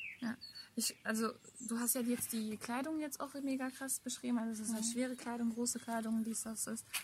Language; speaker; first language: German; early bilingual, other home language; Turkish